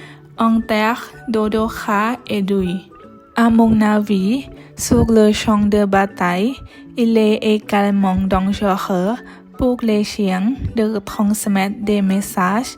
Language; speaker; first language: French; non-native, learner; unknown